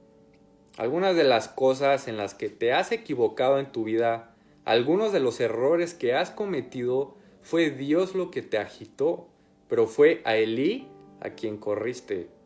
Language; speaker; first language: Spanish; native; Spanish